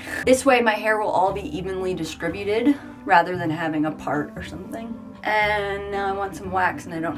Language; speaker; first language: English; native; English